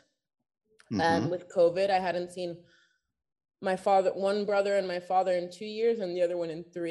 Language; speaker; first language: English; native; English